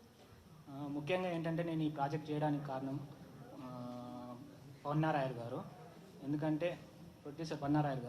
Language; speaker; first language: Telugu; native; Telugu